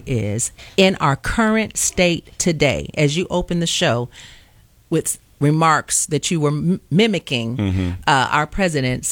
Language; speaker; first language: English; native; English